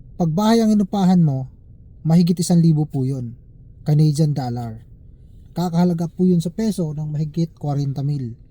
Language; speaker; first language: Filipino; native; Filipino